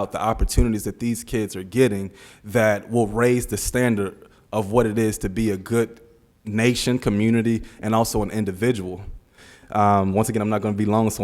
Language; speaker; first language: English; native; English